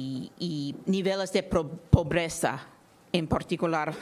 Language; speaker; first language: Spanish; non-native, fluent; English